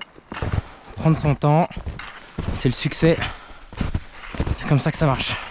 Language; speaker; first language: French; native; French